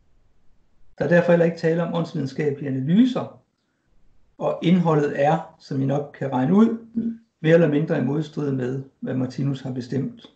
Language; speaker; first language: Danish; native; Danish